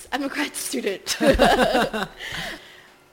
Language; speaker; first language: English; native; English